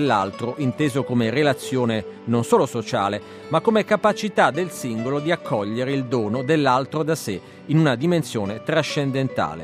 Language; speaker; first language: Italian; native; Italian